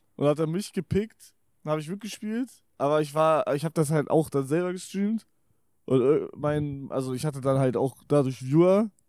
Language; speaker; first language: German; non-native, local second language; Luxembourgish